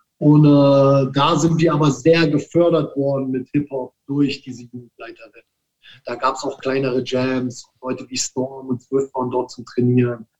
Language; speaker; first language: German; native; German